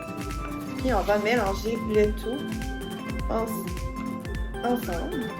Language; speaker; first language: French; native; French